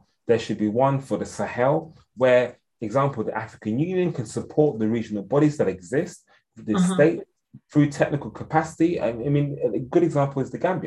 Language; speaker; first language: English; native; English